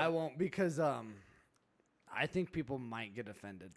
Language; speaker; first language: English; native; English